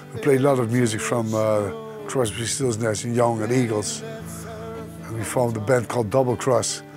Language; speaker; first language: English; non-native, fluent; Dutch